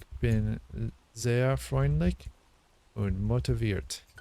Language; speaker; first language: German; non-native, learner; English